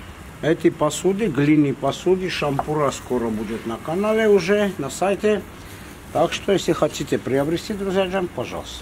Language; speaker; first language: Russian; non-native, fluent; Armenian